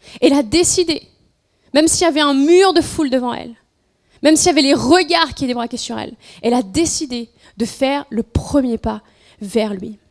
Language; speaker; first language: French; non-native, fluent; Spanish